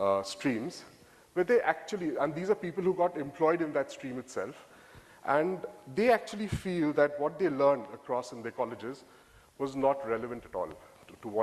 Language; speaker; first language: English; non-native, local second language; Bangla